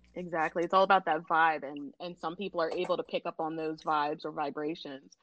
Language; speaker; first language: English; early bilingual, other home language; Indonesian